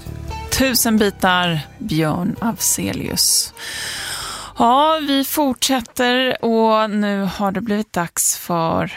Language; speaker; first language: Swedish; native; Swedish